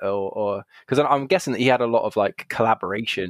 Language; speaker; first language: English; native; English